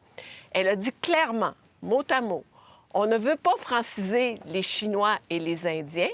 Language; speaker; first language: French; native; French